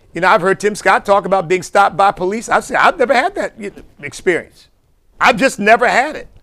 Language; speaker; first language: English; native; English